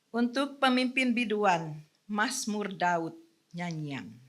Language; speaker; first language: Indonesian; native; Indonesian